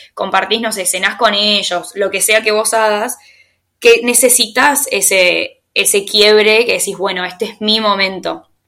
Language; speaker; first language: Spanish; native; Spanish